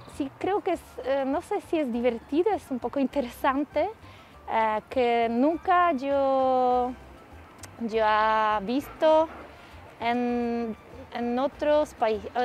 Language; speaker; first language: Spanish; non-native, fluent; Polish